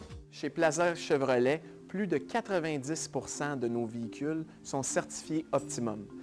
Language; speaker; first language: French; native; French